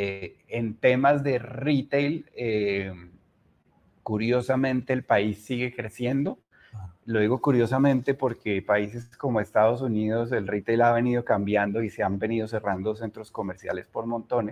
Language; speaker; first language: Spanish; native; Spanish